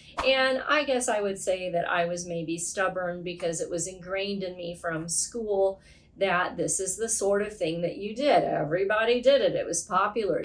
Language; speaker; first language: English; native; English